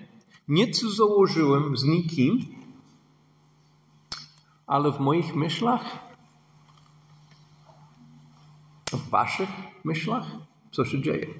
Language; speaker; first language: Polish; non-native, fluent; English